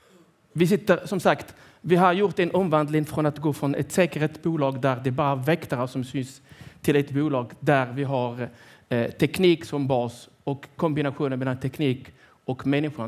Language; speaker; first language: Swedish; non-native, fluent; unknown